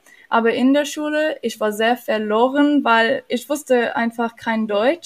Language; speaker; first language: German; non-native, learner; English